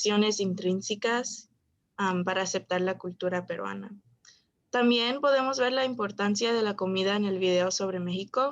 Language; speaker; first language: Spanish; early bilingual, heritage; Spanish